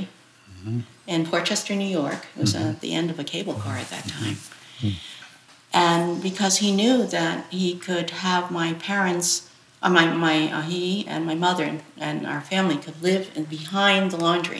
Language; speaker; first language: English; early bilingual, other home language; Chinese